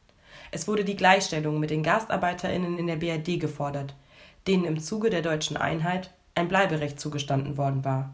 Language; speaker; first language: German; native; German